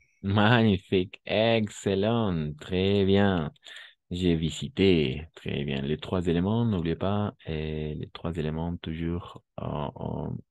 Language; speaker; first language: French; non-native, fluent; Spanish